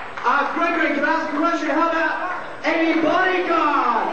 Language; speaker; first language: English; native; English